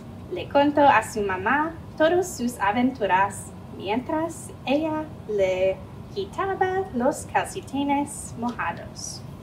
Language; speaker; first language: Spanish; non-native, fluent; English